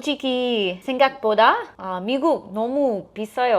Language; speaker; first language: Korean; non-native, learner; English